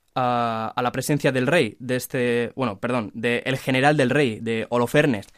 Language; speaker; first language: Spanish; native; Spanish